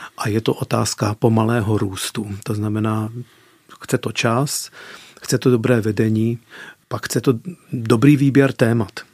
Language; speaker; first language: Czech; early bilingual, heritage; Czech